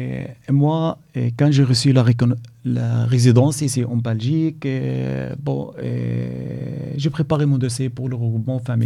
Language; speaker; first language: French; non-native, learner; Arabic